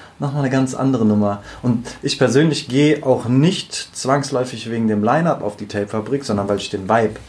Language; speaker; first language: German; native; German